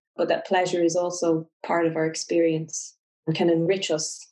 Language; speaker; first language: English; native; English